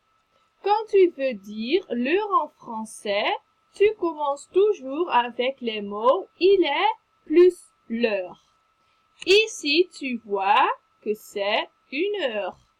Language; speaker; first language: French; non-native, fluent; Dutch